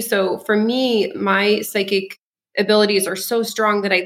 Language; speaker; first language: English; early bilingual, other home language; French